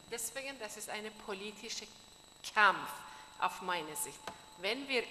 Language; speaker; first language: German; non-native, fluent; Persian